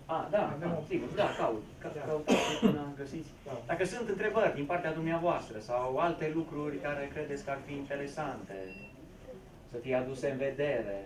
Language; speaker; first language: Romanian; native; Romanian